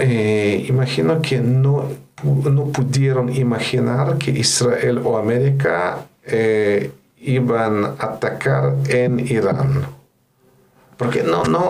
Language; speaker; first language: Spanish; non-native, fluent; Russian